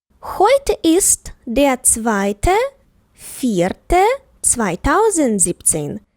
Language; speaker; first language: German; non-native, fluent; Ukrainian